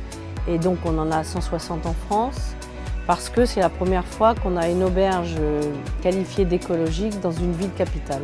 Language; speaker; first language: French; native; French